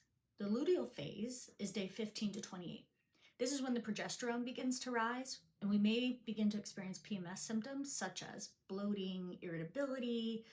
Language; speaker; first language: English; native; English